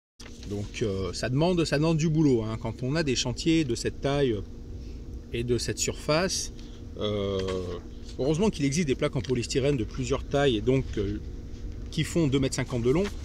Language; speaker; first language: French; native; French